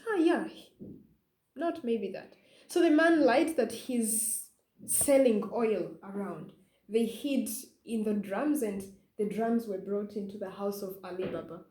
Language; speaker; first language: English; non-native, fluent; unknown